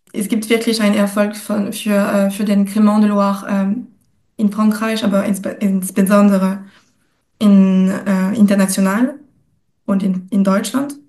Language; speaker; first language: German; non-native, fluent; French